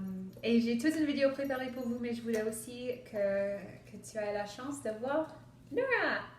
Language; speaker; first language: French; non-native, local second language; English